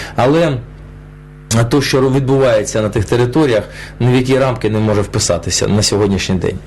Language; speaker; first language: Ukrainian; non-native, local second language; Russian